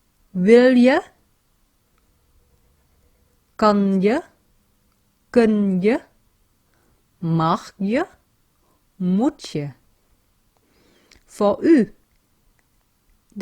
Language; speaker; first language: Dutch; non-native, fluent; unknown